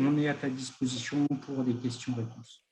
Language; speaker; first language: French; native; French